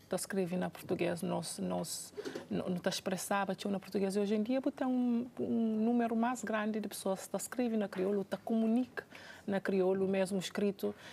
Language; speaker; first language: Portuguese; non-native, local second language; Kabuverdianu